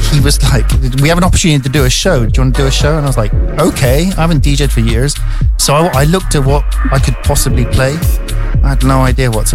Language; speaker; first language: English; native; English